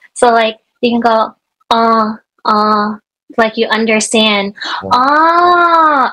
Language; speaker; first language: English; native; English